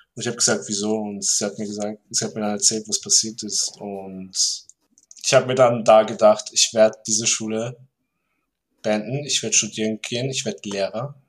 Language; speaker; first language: German; early bilingual, other home language; Turkish